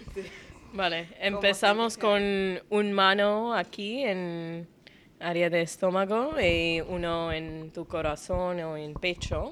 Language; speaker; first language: Spanish; non-native, learner; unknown